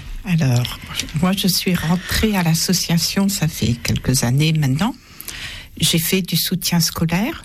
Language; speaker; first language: French; native; French